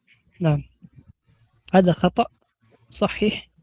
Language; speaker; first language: Arabic; non-native, fluent; Filipino